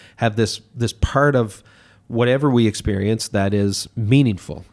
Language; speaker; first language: English; native; English